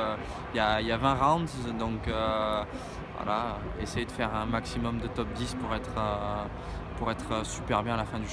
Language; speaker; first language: French; native; French